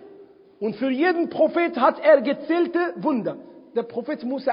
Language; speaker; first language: German; non-native, fluent; Arabic